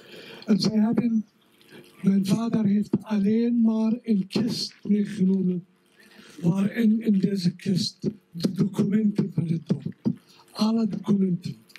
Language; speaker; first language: Dutch; non-native, fluent; Arabic